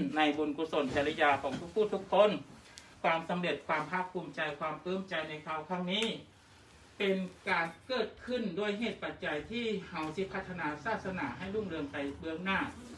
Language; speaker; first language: Thai; native; Thai